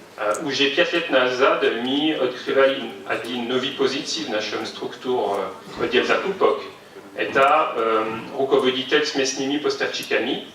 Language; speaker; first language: Russian; non-native, fluent; French